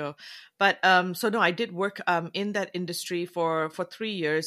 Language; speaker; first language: English; non-native, local second language; Tamil